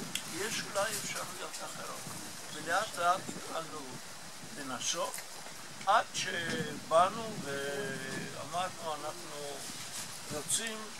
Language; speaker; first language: Hebrew; non-native, fluent; Italian